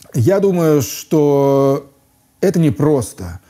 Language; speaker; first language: Russian; native; Russian